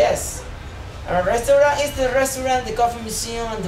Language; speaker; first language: English; non-native, learner; Spanish